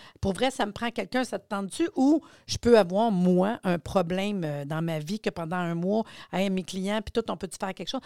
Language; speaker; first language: French; native; French